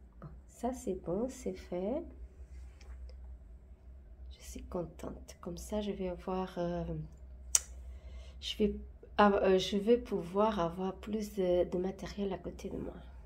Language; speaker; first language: French; non-native, fluent; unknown